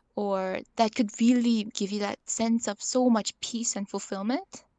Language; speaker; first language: English; early bilingual, other home language; Korean